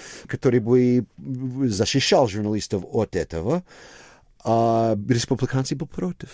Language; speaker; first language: Russian; non-native, fluent; English